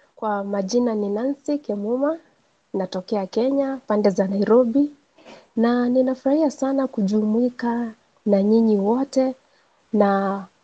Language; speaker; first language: Swahili; non-native, local second language; Gusii